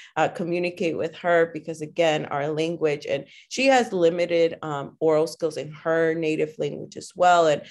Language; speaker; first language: English; early bilingual, other home language; Spanish